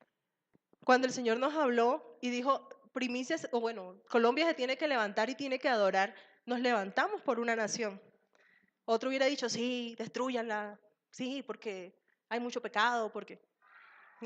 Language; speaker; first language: Spanish; native; Spanish